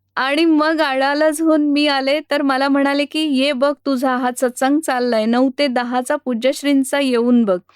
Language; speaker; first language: Marathi; non-native, local second language; Gujarati